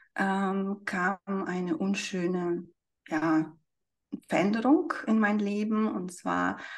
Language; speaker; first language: German; non-native, fluent; Russian